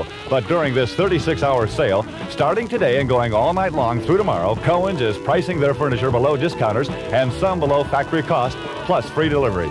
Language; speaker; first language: English; native; English